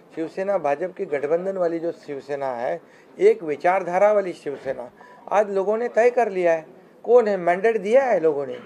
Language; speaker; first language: Hindi; non-native, local second language; Marathi